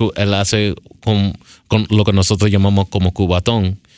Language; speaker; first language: Spanish; early bilingual, other home language; English